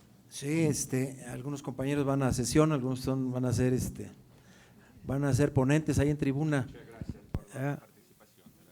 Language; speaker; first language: Spanish; native; Spanish